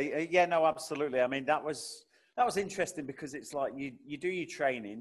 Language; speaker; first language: English; native; English